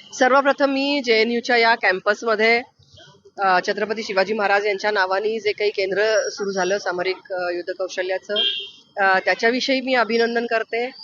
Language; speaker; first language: Marathi; native; Marathi